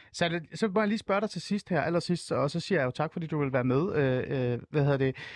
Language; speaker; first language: Danish; early bilingual, other home language; Persian